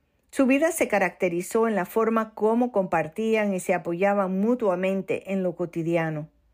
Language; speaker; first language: Spanish; early bilingual, heritage; Spanish